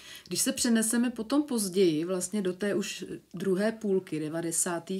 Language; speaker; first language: Czech; native; Czech